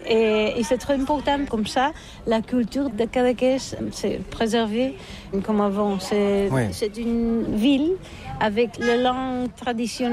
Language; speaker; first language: French; non-native, learner; Catalan